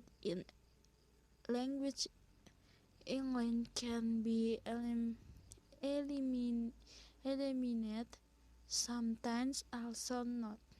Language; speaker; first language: English; non-native, learner; Indonesian